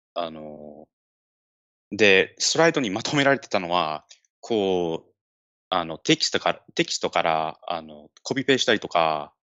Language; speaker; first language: Japanese; non-native, fluent; English